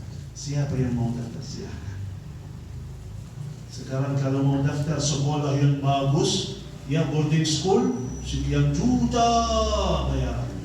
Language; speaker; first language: Indonesian; non-native, fluent; Arabic